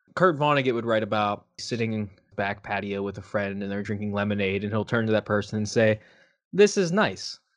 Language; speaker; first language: English; native; English